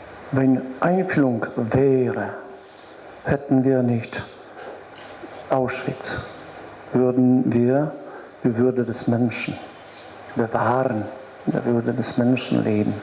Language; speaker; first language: German; non-native, fluent; Polish